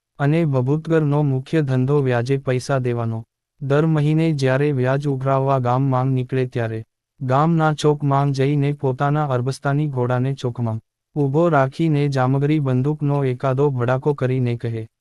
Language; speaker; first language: Gujarati; native; Gujarati